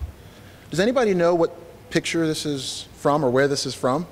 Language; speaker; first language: English; native; English